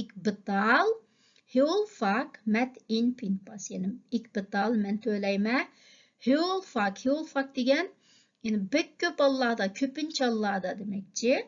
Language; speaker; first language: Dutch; non-native, fluent; Uyghur